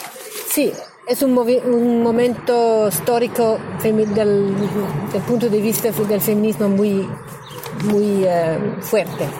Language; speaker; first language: Spanish; non-native, learner; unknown